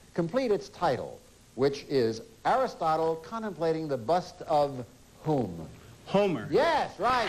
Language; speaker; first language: English; native; English